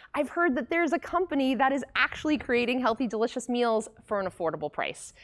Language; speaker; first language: English; native; English